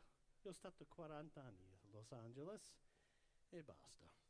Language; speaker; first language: Italian; early bilingual, heritage; English